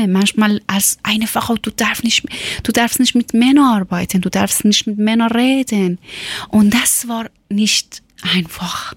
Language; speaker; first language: German; non-native, learner; Persian